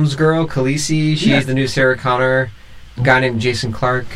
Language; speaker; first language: English; native; English